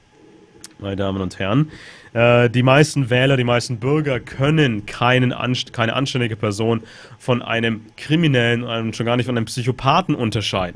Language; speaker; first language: German; native; German